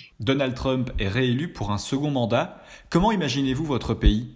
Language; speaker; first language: French; native; French